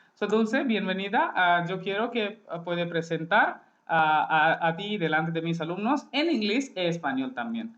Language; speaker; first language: Spanish; non-native, learner; Hindi